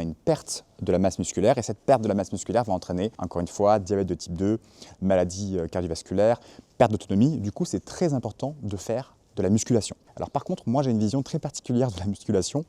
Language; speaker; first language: French; native; French